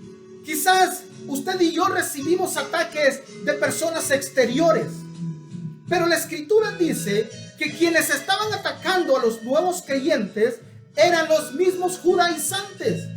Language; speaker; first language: Spanish; native; Spanish